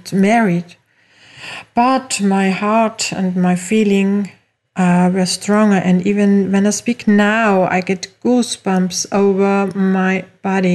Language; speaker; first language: English; non-native, fluent; German